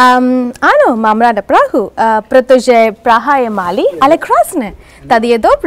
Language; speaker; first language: Czech; non-native, learner; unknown